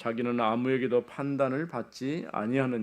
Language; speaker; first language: Korean; native; Korean